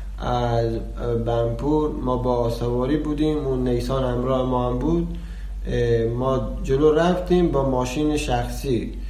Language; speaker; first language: Persian; non-native, local second language; Baluchi